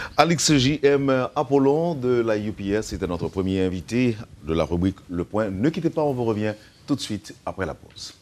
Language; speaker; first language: French; non-native, local second language; Haitian Creole